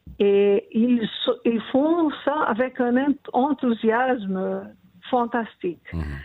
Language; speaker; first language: French; non-native, fluent; Portuguese